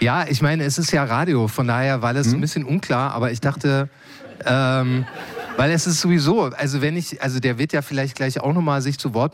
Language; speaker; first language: German; native; German